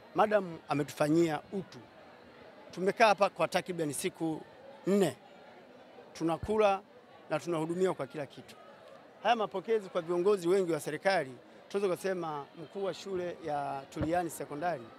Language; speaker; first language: Swahili; non-native, local second language; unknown